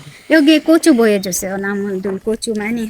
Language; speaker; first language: Korean; non-native, learner; Bangla